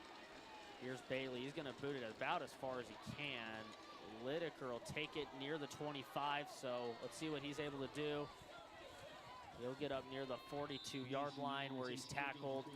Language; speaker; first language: English; native; English